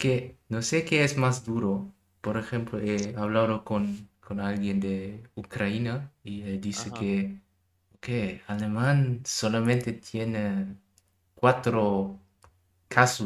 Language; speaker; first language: Spanish; non-native, learner; German